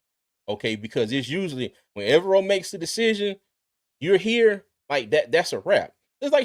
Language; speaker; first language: English; native; English